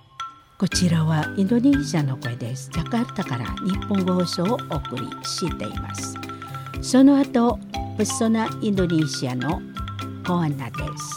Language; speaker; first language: Japanese; non-native, learner; Indonesian